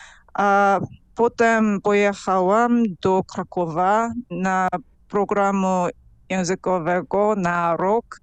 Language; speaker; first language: Polish; non-native, fluent; Korean